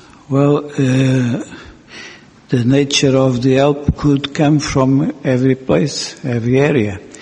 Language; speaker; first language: English; non-native, fluent; Portuguese